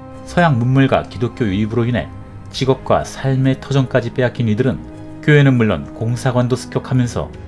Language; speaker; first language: Korean; native; Korean